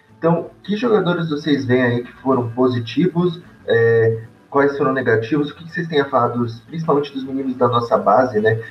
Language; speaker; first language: Portuguese; native; Portuguese